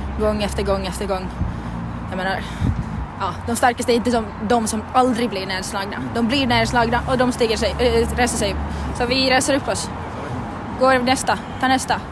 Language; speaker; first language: Swedish; non-native, fluent; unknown